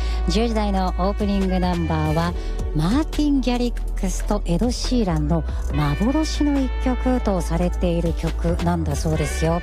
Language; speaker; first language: Japanese; native; Japanese